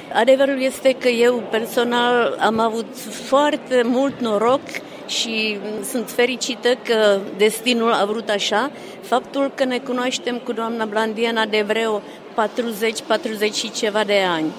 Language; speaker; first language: Romanian; non-native, fluent; Czech